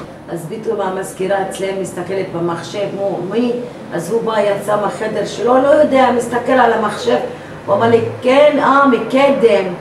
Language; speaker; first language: Hebrew; non-native, local second language; Arabic